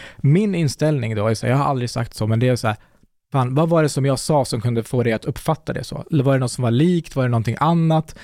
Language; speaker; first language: Swedish; early bilingual, other home language; Kurdish